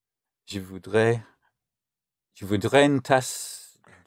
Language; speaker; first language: French; non-native, learner; English